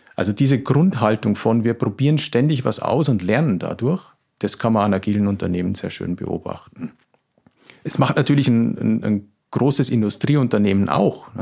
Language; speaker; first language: German; native; German